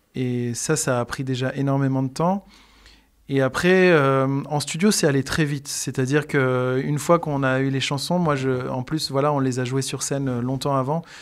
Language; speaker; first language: French; native; French